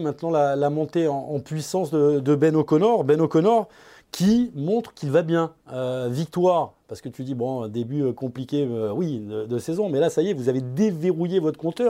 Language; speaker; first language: French; native; French